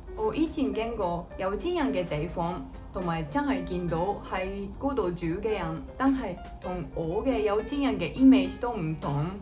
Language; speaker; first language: Cantonese; non-native, fluent; Japanese